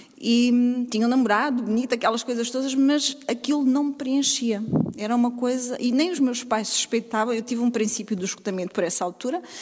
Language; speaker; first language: Portuguese; native; Portuguese